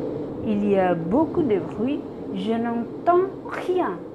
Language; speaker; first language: French; non-native, fluent; Indonesian